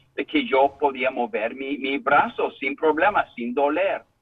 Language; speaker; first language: Spanish; non-native, fluent; English